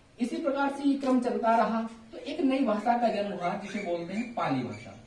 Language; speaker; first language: Hindi; native; Hindi